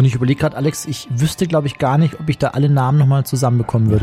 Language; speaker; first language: German; native; German